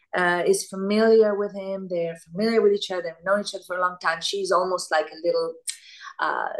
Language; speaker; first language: English; non-native, fluent; Italian